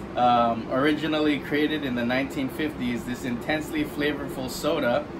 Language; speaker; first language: English; native; English